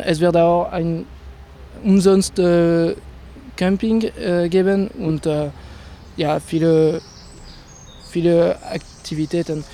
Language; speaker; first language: German; non-native, fluent; French